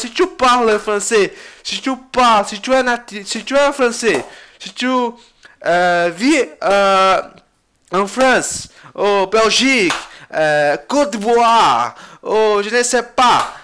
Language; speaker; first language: French; non-native, learner; Portuguese